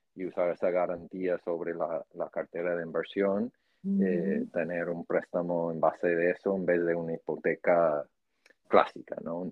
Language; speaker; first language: Spanish; non-native, fluent; English